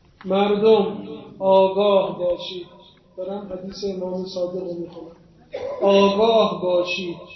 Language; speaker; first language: Persian; native; Persian